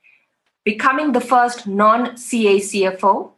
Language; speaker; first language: English; native; English